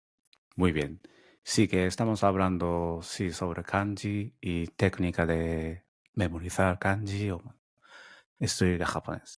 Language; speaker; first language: Spanish; non-native, fluent; Japanese